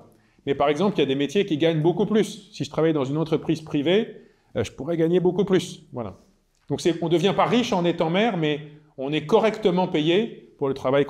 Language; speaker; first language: French; native; French